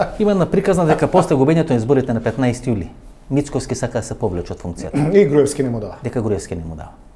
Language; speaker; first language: Macedonian; native; Macedonian